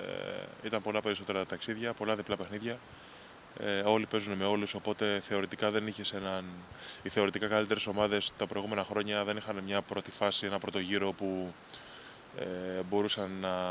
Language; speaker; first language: Greek; native; Greek